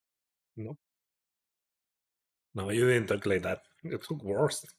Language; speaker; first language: English; non-native, fluent; Spanish